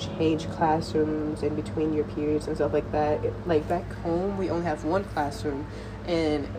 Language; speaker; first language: English; non-native, fluent; Spanish